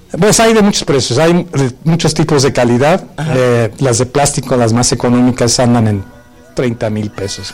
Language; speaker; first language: Spanish; early bilingual, heritage; Spanish